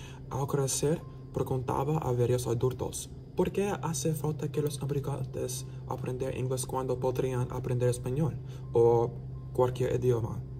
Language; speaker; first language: Spanish; non-native, learner; English